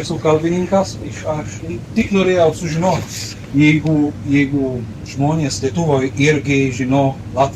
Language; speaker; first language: Lithuanian; non-native, fluent; Czech